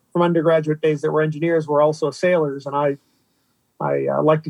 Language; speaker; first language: English; native; English